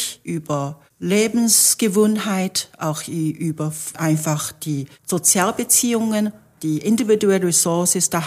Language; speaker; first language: German; non-native, fluent; Chinese